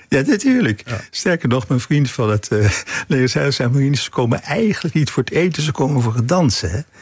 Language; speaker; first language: Dutch; native; Dutch